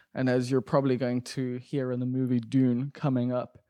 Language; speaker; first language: English; native; English